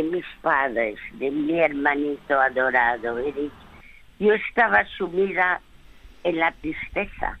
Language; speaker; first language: Spanish; early bilingual, other home language; French